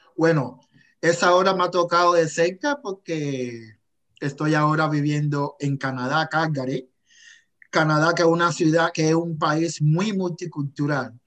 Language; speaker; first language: Spanish; native; Spanish